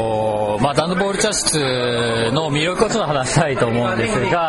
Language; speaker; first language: Japanese; native; Japanese